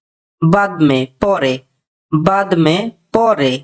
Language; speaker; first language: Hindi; non-native, learner; Bangla